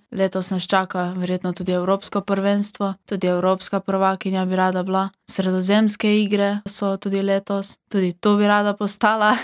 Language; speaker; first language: Slovenian; native; Slovenian